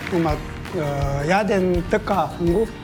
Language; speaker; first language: Vietnamese; non-native, learner; Korean